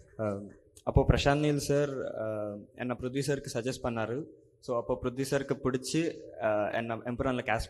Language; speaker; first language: Tamil; non-native, learner; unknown